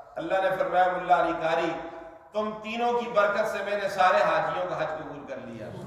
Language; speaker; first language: Urdu; non-native, local second language; Northern Hindko